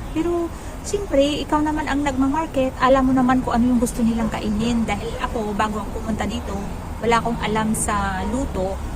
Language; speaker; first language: Filipino; native; Filipino